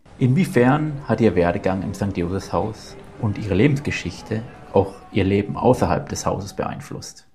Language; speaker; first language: German; native; German